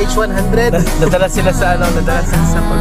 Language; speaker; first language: Filipino; non-native, local second language; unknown